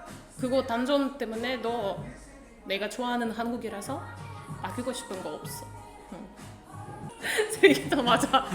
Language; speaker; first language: Korean; non-native, fluent; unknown